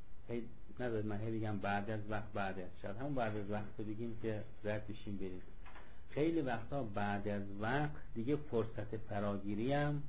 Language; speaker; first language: Persian; native; Persian